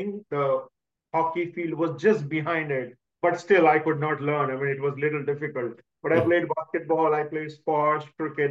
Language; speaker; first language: English; non-native, local second language; Hindi